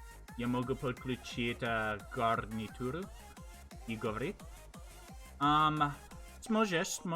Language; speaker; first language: Russian; non-native, learner; English